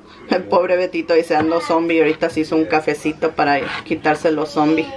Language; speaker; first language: Spanish; early bilingual, heritage; Spanish